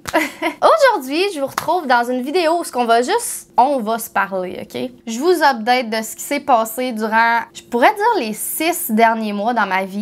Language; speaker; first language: French; native; French